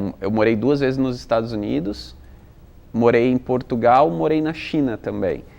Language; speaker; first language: Portuguese; native; Portuguese